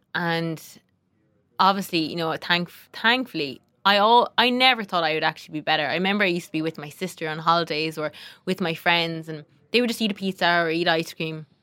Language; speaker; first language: English; native; English